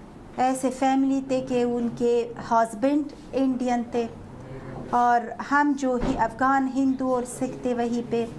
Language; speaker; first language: Hindi; non-native, fluent; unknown